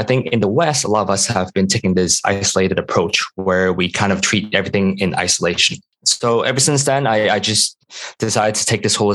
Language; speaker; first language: English; non-native, local second language; Cantonese